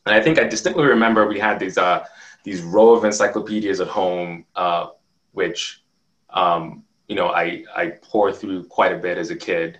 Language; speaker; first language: English; non-native, local second language; Yoruba